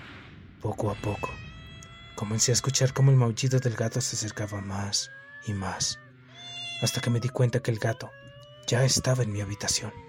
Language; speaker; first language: Spanish; native; Spanish